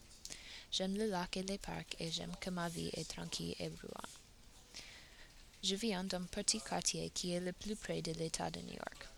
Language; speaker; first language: French; non-native, learner; English